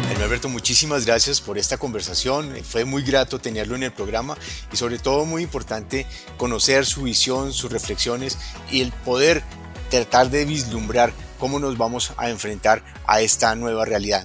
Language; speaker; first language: Spanish; native; Spanish